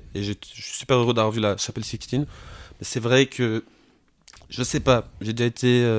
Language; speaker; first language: French; native; French